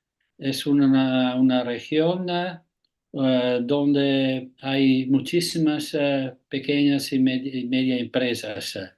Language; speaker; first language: Spanish; non-native, fluent; Italian